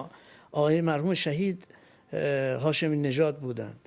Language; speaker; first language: Persian; native; Persian